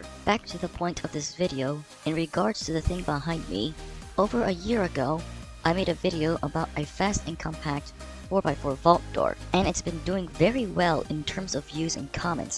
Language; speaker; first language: English; native; English